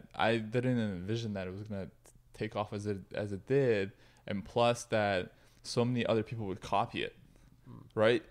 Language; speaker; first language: English; native; English